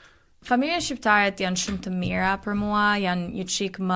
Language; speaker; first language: Albanian; early bilingual, heritage; Albanian